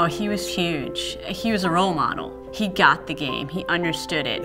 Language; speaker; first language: English; native; English